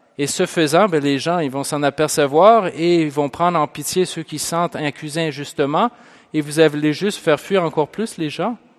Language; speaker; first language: French; native; French